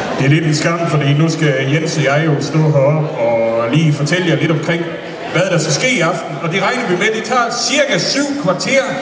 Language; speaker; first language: Danish; native; Danish